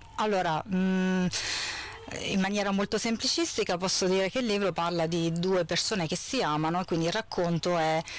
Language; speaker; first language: Italian; native; Italian